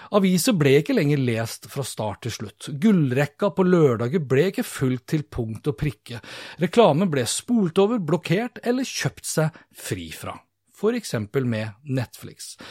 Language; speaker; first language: Norwegian; native; Norwegian